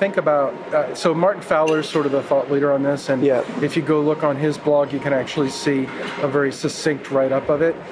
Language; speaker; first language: English; native; English